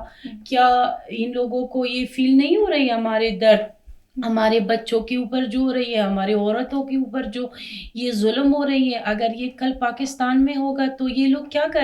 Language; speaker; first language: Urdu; non-native, fluent; Persian